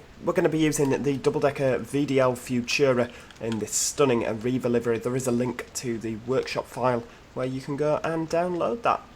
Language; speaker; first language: English; native; English